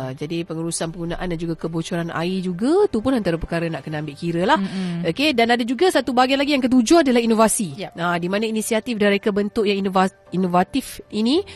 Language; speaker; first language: Malay; native; Malay